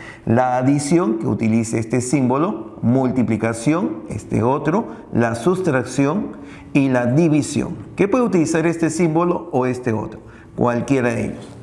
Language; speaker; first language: Spanish; native; Spanish